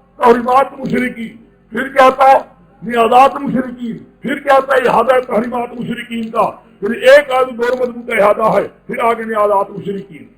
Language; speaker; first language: Urdu; non-native, local second language; Pashto